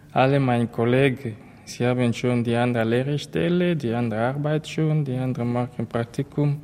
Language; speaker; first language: German; non-native, learner; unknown